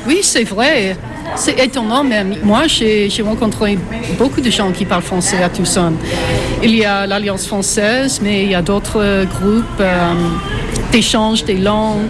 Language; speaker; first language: French; non-native, fluent; English